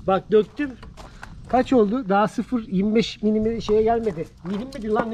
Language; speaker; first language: Turkish; native; Turkish